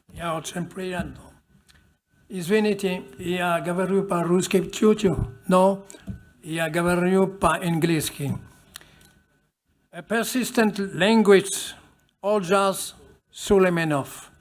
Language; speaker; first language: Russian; non-native, learner; French